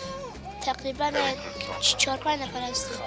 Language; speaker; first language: Persian; native; Persian